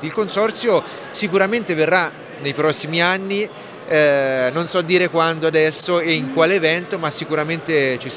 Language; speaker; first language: Italian; native; Italian